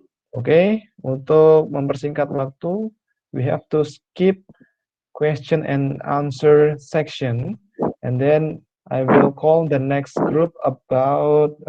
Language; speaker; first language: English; non-native, fluent; Indonesian